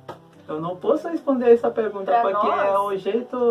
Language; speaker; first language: Portuguese; non-native, learner; Haitian Creole